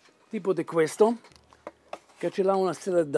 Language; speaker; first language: Italian; non-native, fluent; Hebrew